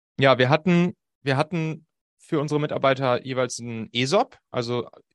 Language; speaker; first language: German; native; German